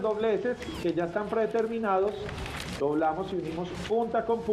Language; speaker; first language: Spanish; native; Spanish